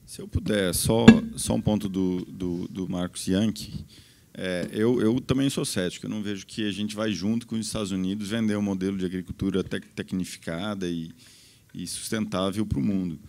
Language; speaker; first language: Portuguese; native; Portuguese